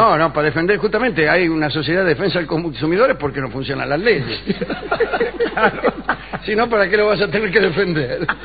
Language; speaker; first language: Spanish; native; Spanish